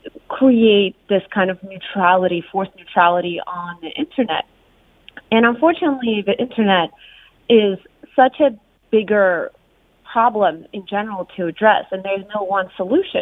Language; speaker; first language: English; non-native, fluent; Russian